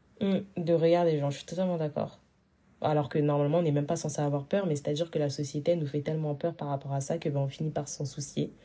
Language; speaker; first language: French; early bilingual, other home language; Wolof